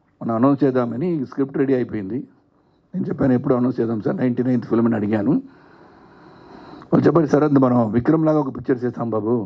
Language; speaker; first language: Telugu; non-native, learner; Tamil